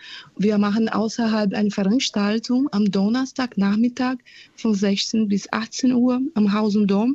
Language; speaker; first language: German; non-native, fluent; Portuguese